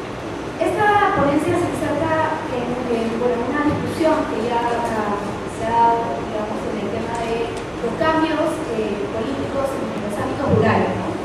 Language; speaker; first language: Spanish; native; Spanish